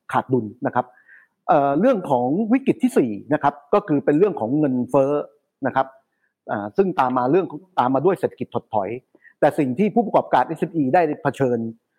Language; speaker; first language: Thai; native; Thai